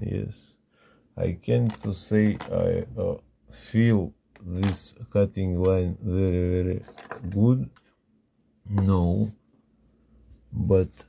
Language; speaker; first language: English; non-native, learner; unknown